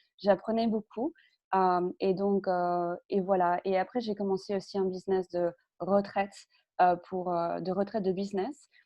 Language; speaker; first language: French; early bilingual, other home language; Spanish